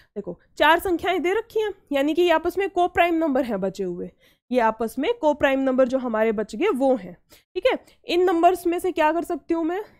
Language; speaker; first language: Hindi; native; Hindi